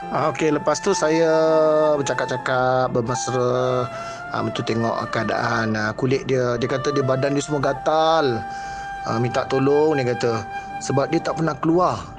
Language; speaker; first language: Malay; non-native, local second language; Tamil